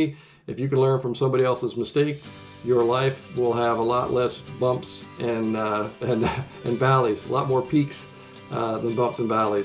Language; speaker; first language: English; native; English